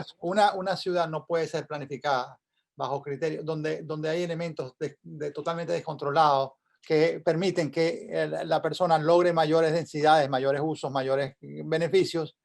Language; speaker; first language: Spanish; native; Spanish